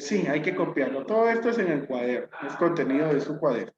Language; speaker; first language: Spanish; native; Spanish